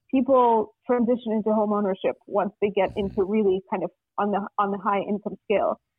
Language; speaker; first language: English; non-native, fluent; Russian